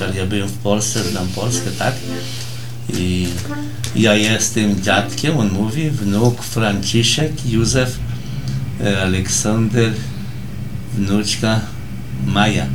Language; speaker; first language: Polish; early bilingual, heritage; Portuguese